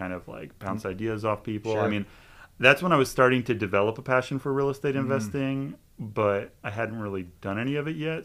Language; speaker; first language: English; native; English